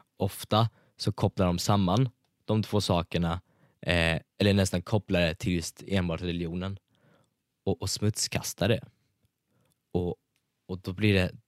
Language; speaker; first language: Swedish; early bilingual, other home language; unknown